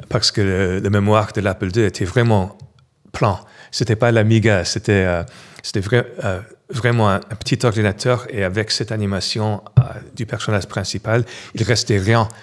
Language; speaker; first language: French; non-native, fluent; English